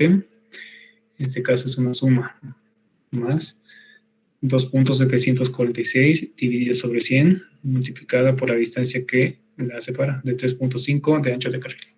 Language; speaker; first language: Spanish; native; Spanish